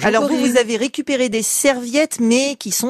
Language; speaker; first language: French; native; French